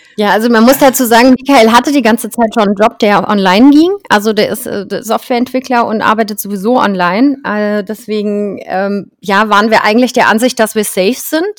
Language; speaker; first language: German; native; German